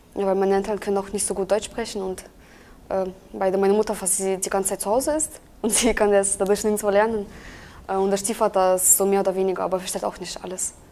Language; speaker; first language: German; early bilingual, other home language; Russian